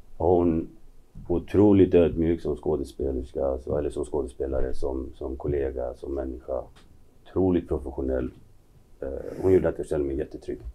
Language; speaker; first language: Swedish; early bilingual, other home language; Kurdish